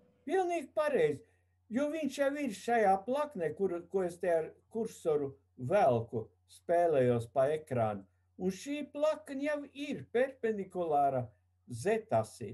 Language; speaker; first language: Latvian; native; Latvian